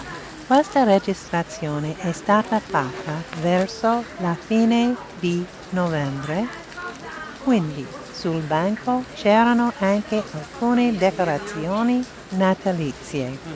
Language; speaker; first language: Italian; non-native, learner; English